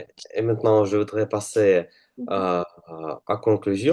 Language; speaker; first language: French; non-native, learner; Russian